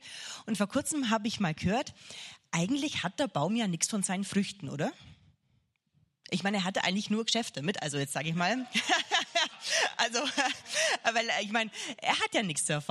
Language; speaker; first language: German; native; German